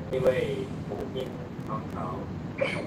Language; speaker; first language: Chinese; non-native, learner; Japanese